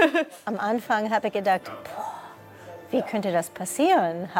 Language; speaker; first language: German; non-native, fluent; English